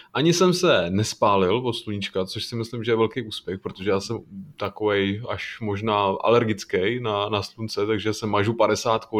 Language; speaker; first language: Czech; native; Czech